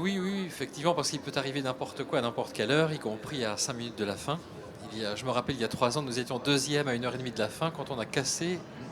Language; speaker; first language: French; native; French